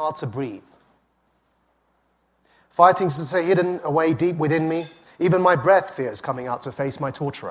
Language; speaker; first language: English; native; English